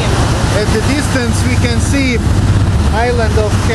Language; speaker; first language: English; non-native, learner; Croatian